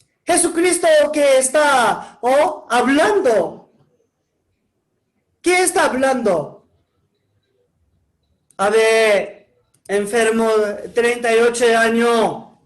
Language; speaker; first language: Spanish; non-native, learner; Korean